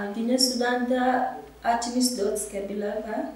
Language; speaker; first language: Turkish; non-native, learner; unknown